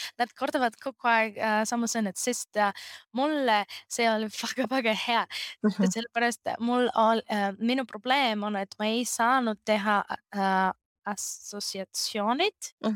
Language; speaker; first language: Estonian; non-native, learner; Greek